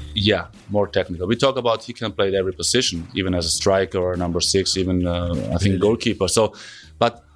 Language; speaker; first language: English; non-native, fluent; German